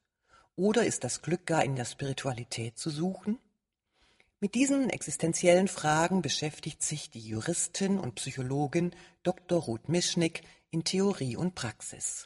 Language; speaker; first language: German; native; German